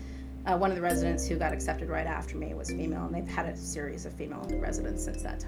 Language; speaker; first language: English; native; English